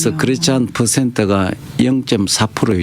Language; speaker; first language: Korean; native; Korean